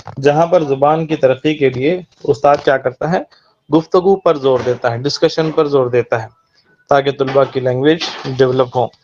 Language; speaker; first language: Urdu; native; Urdu